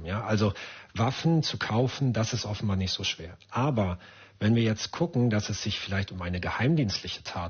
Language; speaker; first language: German; native; German